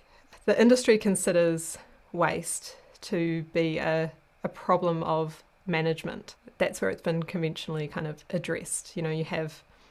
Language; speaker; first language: English; native; English